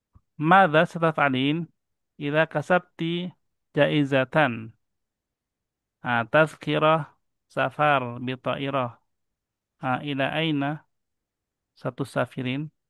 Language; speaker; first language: Arabic; non-native, fluent; Indonesian